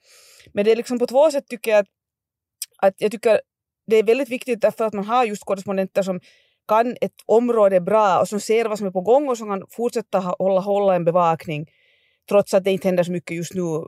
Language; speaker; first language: Swedish; native; Swedish